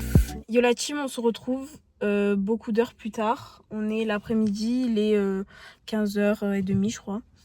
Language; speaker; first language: French; native; French